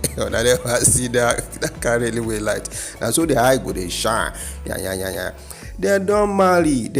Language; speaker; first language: Nigerian Pidgin; non-native, local second language; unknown